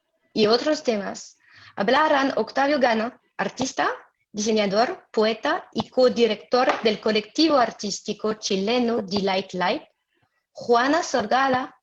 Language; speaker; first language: Spanish; non-native, fluent; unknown